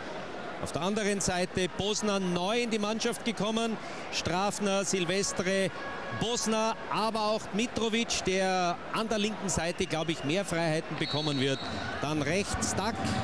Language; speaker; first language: German; native; German